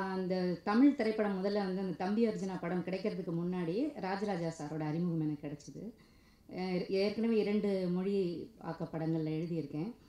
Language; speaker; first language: Tamil; native; Tamil